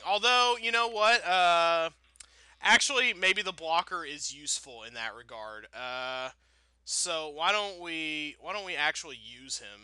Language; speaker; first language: English; native; English